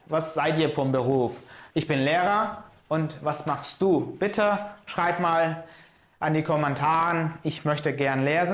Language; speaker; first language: German; non-native, fluent; Azerbaijani